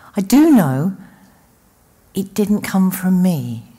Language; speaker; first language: English; native; English